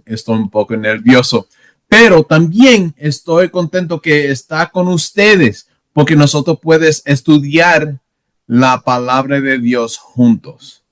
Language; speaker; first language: Spanish; non-native, learner; English